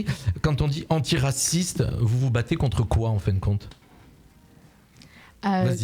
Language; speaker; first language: French; native; French